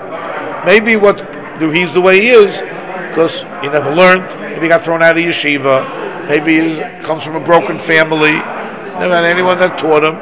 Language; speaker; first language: English; native; English